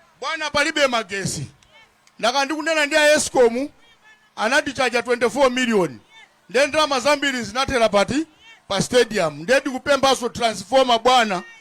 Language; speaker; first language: Nyanja; non-native, local second language; Tumbuka